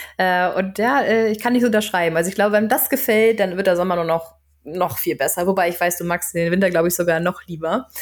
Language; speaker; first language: German; native; German